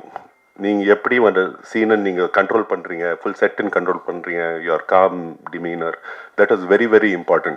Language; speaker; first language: Tamil; non-native, local second language; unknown